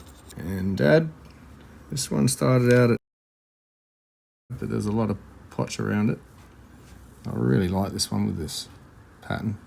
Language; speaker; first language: English; native; English